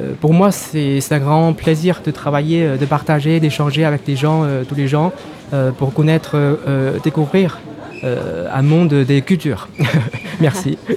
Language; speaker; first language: French; non-native, fluent; Chinese